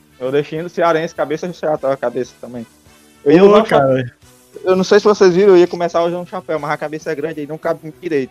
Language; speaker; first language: Portuguese; native; Portuguese